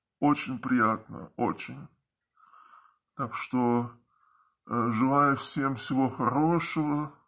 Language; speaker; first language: Russian; early bilingual, heritage; Russian